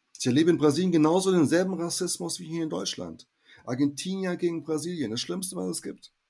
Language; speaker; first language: German; early bilingual, heritage; German